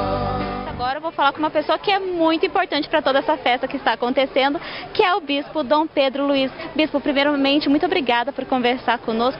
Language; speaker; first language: Portuguese; native; Portuguese